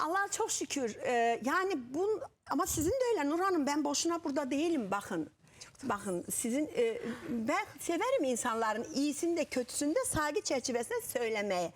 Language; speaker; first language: Turkish; non-native, fluent; Azerbaijani